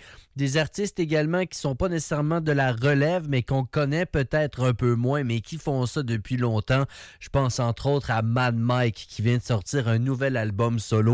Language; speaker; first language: French; native; French